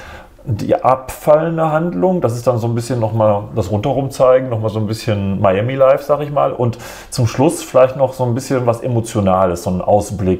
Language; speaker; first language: German; native; German